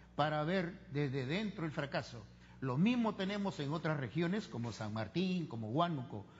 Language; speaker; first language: Spanish; native; Spanish